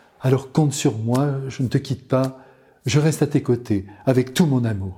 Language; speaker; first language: French; native; French